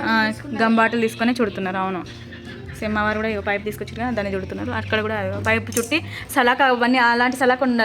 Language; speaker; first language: Telugu; native; Telugu